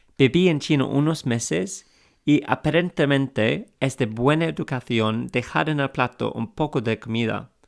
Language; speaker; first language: Spanish; non-native, fluent; English